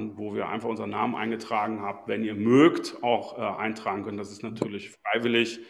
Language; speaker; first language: German; native; German